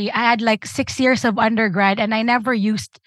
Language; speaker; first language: English; non-native, local second language; Cebuano